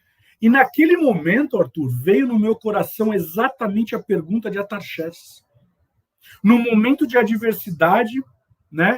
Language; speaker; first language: Portuguese; native; Portuguese